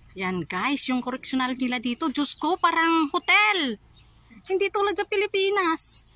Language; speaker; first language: Filipino; native; Filipino